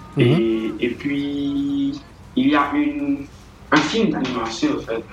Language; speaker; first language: French; native; French